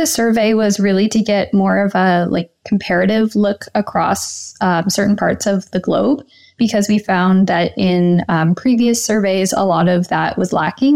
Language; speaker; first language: English; native; English